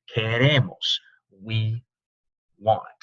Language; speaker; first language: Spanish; non-native, fluent; English